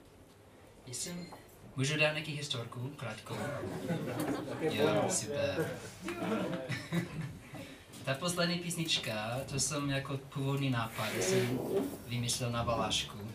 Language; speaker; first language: Czech; non-native, learner; English